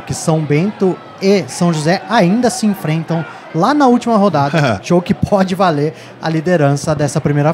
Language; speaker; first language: Portuguese; native; Portuguese